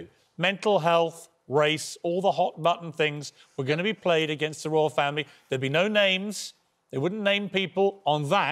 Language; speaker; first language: English; native; English